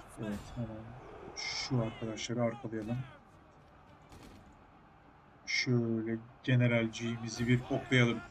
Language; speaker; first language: Turkish; native; Turkish